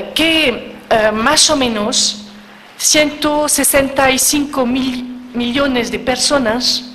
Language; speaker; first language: Spanish; non-native, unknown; French